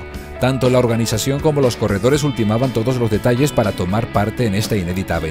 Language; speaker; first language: Spanish; native; Spanish